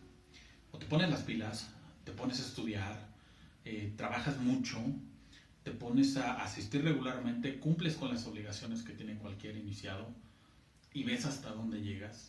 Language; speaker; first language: Spanish; native; Spanish